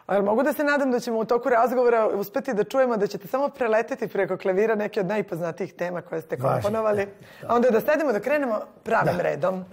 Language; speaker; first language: Serbian; native; Serbian